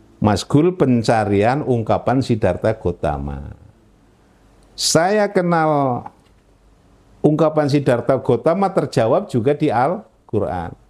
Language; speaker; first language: Indonesian; non-native, local second language; Javanese